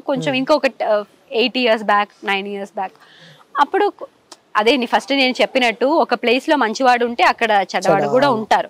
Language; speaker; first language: Telugu; non-native, fluent; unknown